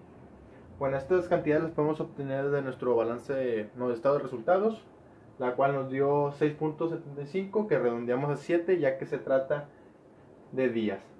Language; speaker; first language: Spanish; native; Spanish